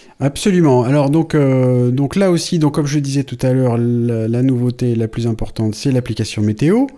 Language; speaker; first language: French; native; French